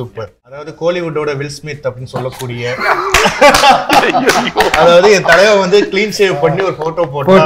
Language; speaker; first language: Tamil; native; Tamil